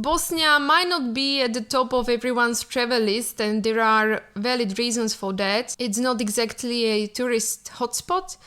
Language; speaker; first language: English; non-native, fluent; Slovak